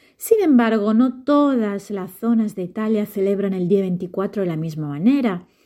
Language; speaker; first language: Spanish; non-native, fluent; Italian